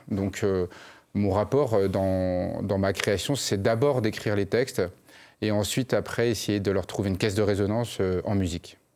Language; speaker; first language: French; early bilingual, other home language; Khmer